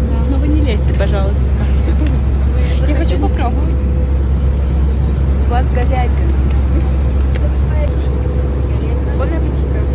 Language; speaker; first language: Russian; non-native, learner; Mongolian